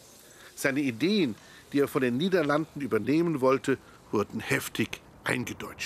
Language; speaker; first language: German; native; German